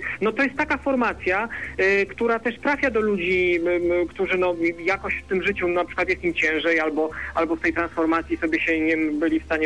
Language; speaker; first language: Polish; native; Polish